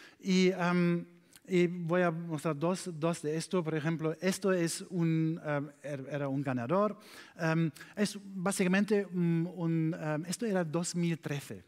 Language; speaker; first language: Spanish; non-native, learner; German